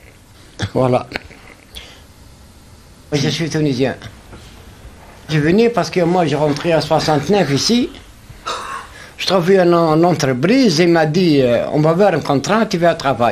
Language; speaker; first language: French; non-native, learner; Arabic